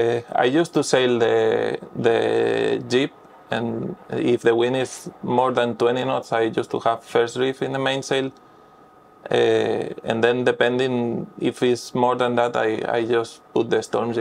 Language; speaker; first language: English; non-native, fluent; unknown